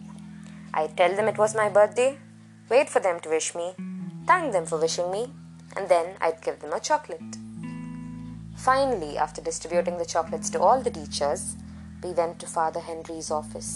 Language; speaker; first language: English; non-native, local second language; Malayalam